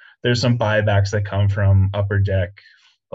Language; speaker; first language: English; native; English